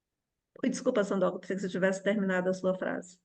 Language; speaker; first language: Portuguese; native; Portuguese